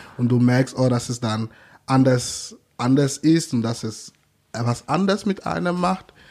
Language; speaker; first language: German; non-native, fluent; English